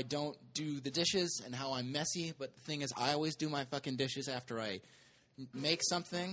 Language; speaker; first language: English; native; English